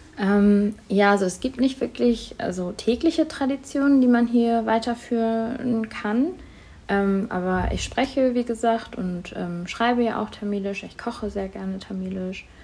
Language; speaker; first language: German; native; German